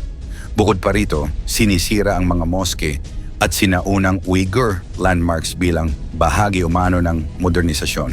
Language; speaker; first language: Filipino; native; Filipino